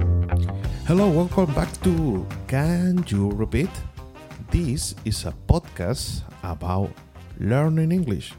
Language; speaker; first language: English; non-native, learner; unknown